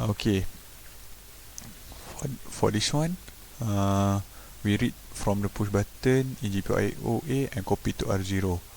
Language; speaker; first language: English; non-native, local second language; Malay